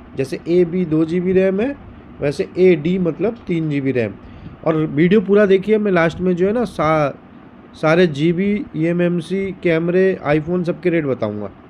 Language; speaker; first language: Hindi; native; Hindi